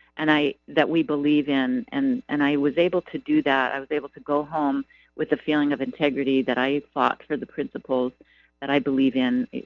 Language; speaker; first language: English; native; English